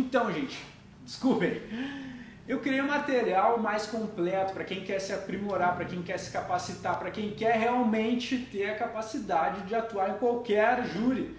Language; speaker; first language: Portuguese; native; Portuguese